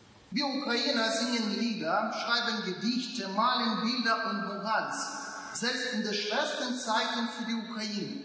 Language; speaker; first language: German; non-native, fluent; Ukrainian